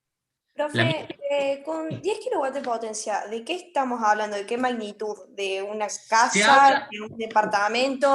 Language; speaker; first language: Spanish; native; Spanish